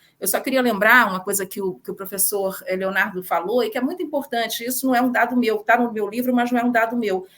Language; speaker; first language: Portuguese; native; Portuguese